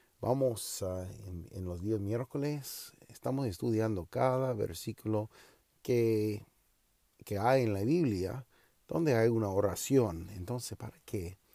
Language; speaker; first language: Spanish; non-native, learner; English